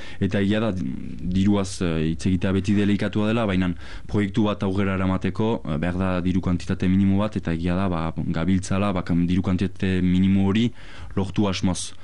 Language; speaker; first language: Basque; native; Basque